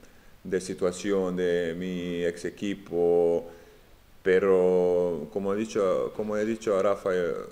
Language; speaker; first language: Spanish; non-native, fluent; Serbian